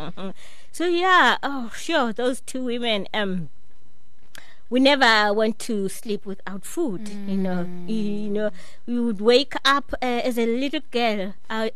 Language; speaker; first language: English; non-native, fluent; Xhosa